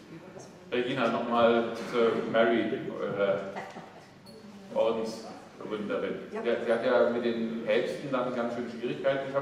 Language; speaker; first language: German; native; German